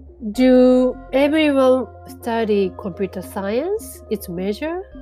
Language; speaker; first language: English; non-native, learner; Japanese